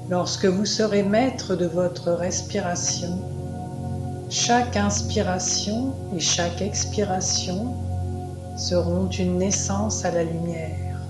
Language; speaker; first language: French; native; French